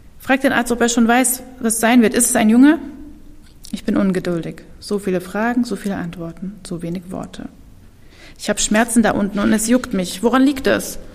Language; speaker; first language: German; early bilingual, other home language; Kurdish